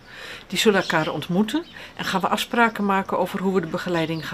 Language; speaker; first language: Dutch; native; Dutch